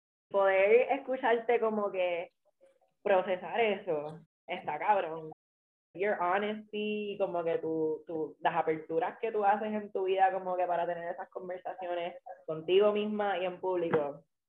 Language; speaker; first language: Spanish; early bilingual, heritage; Spanish